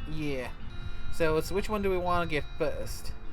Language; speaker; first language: English; native; English